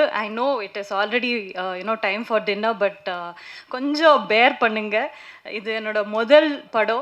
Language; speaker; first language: Tamil; non-native, learner; Kannada